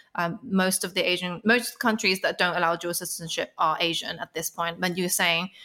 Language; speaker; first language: English; native; English